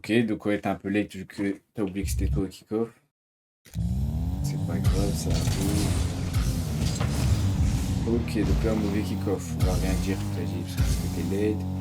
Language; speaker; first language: French; native; French